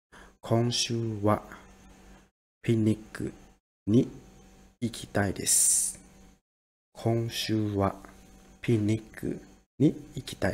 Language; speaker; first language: Japanese; non-native, fluent; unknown